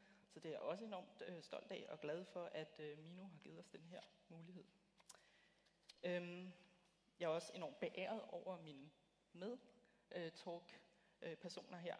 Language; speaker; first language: Danish; native; Danish